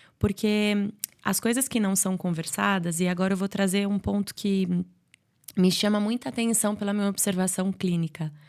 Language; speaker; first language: Portuguese; native; Portuguese